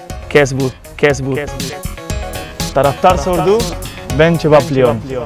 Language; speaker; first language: Turkish; non-native, learner; Spanish